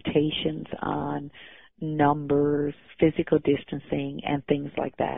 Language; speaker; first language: English; native; English